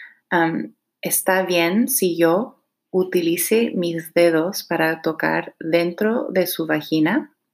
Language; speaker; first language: Spanish; non-native, fluent; English